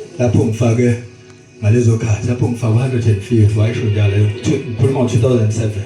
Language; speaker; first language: Zulu; native; Zulu